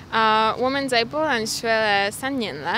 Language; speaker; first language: Chinese; non-native, learner; Polish